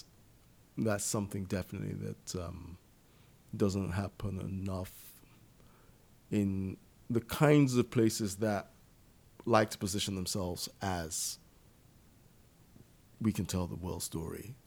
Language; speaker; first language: English; native; English